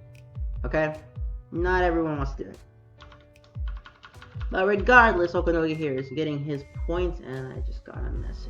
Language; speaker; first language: English; native; English